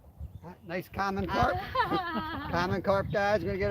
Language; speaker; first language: English; native; English